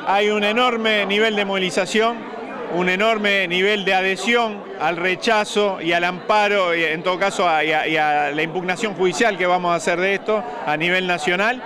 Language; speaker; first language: Spanish; native; Spanish